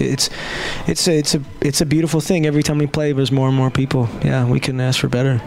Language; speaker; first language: English; native; English